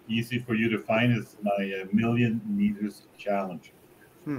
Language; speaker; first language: English; native; English